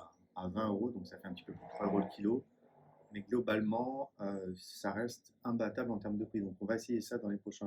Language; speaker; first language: French; native; French